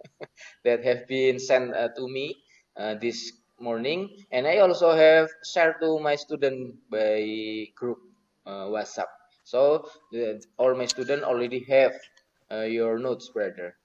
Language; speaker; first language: English; non-native, learner; Indonesian